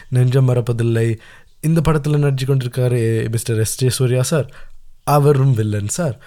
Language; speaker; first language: Tamil; early bilingual, heritage; Tamil